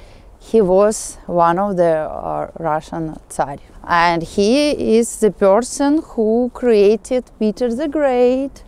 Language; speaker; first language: English; non-native, fluent; Russian